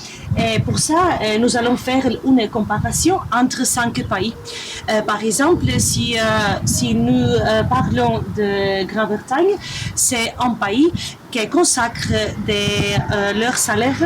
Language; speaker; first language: French; non-native, learner; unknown